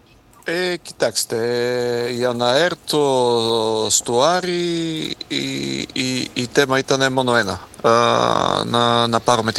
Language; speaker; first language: Greek; non-native, fluent; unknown